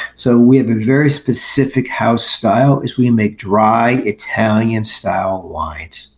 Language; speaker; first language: English; native; English